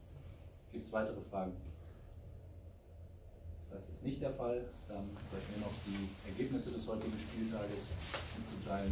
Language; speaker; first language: German; native; German